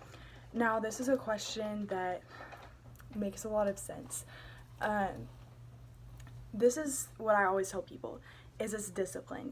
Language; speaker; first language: English; native; English